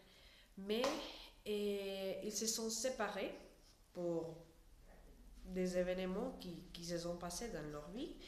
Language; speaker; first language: French; non-native, learner; Spanish